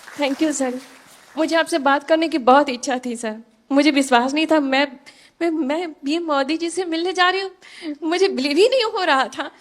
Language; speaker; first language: Hindi; native; Hindi